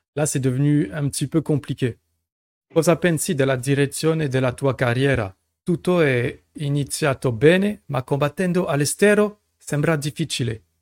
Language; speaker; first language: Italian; non-native, learner; French